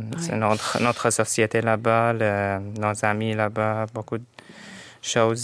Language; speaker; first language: French; non-native, fluent; Arabic